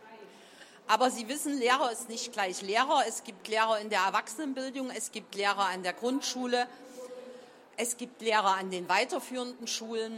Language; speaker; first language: German; native; German